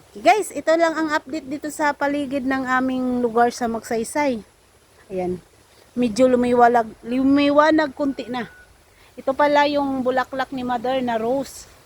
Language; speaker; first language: Filipino; non-native, local second language; Cebuano